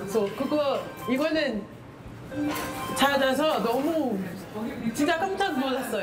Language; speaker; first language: Korean; non-native, learner; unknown